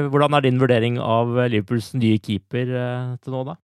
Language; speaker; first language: Norwegian; native; Norwegian